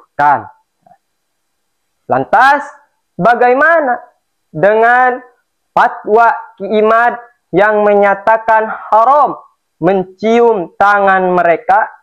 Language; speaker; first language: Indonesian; native; Indonesian